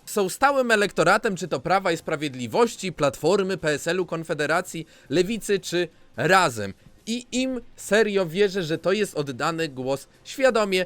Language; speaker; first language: Polish; native; Polish